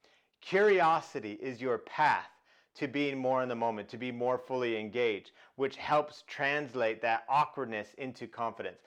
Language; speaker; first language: English; native; English